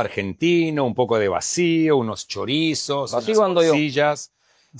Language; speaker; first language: Spanish; non-native, fluent; English